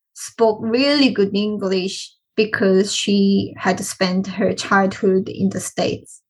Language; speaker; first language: English; non-native, fluent; Korean